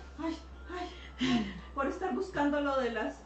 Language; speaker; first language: Spanish; native; Spanish